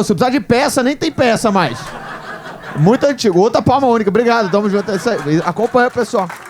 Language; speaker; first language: Portuguese; native; Portuguese